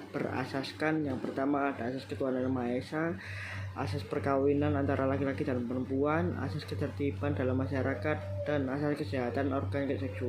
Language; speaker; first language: Indonesian; native; Indonesian